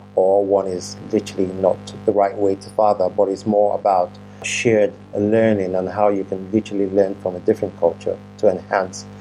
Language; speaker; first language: English; non-native, local second language; Yoruba